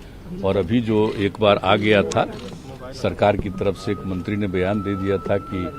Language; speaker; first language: Hindi; native; Hindi